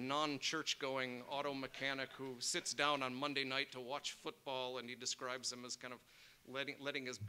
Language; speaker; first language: English; native; English